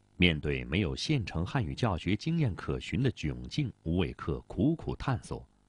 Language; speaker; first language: Chinese; native; Chinese